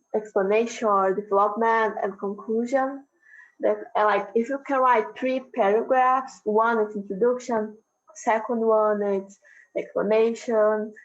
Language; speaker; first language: English; non-native, fluent; Portuguese